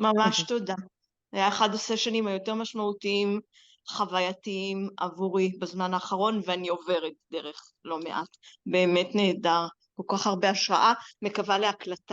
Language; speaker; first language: Hebrew; native; Hebrew